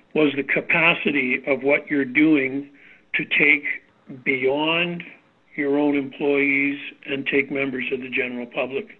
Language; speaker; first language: English; native; English